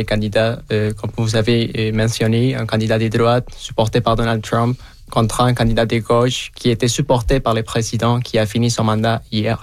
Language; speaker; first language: French; non-native, fluent; Spanish